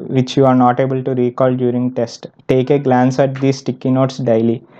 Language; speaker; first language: English; non-native, local second language; Telugu